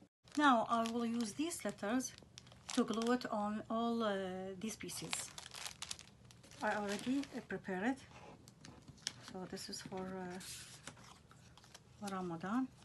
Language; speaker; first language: English; non-native, fluent; Arabic